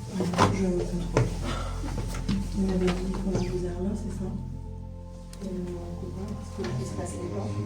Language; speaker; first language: French; native; French